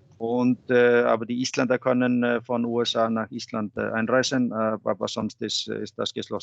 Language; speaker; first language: German; non-native, fluent; Icelandic